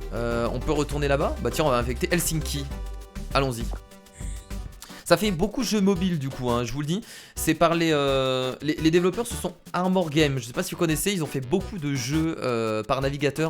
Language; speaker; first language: French; native; French